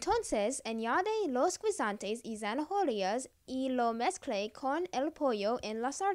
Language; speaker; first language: Spanish; non-native, learner; English